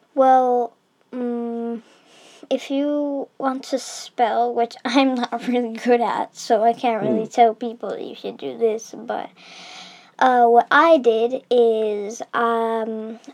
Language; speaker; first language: English; early bilingual, heritage; English